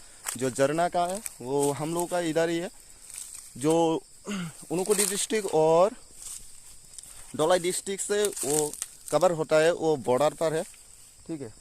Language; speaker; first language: Hindi; non-native, local second language; Kok Borok